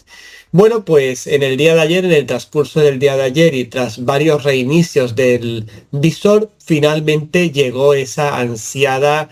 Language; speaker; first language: Spanish; native; Spanish